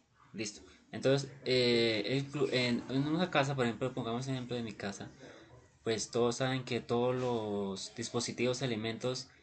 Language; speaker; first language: Spanish; native; Spanish